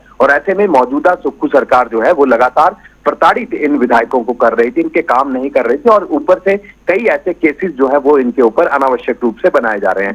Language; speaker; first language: Hindi; native; Hindi